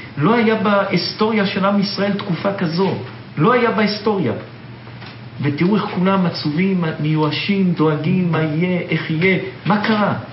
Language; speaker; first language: Hebrew; native; Hebrew